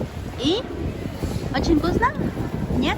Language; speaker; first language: Russian; non-native, learner; Spanish